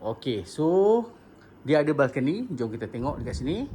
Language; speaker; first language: Malay; native; Malay